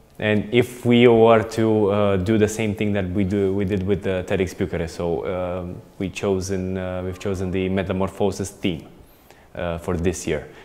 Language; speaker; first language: English; non-native, fluent; Romanian